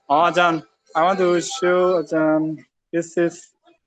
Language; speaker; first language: English; non-native, learner; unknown